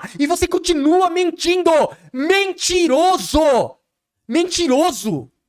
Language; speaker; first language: Portuguese; native; Portuguese